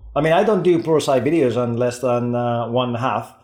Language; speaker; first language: English; non-native, fluent; Greek